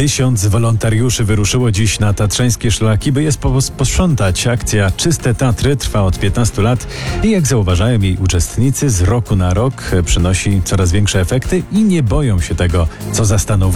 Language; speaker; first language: Polish; native; Polish